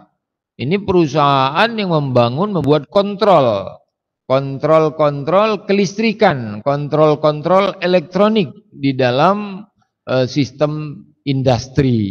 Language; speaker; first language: Indonesian; native; Indonesian